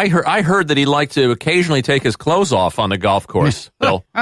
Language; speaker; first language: English; native; English